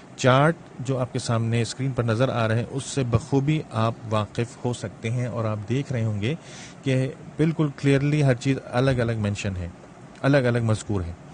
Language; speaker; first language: Urdu; native; Urdu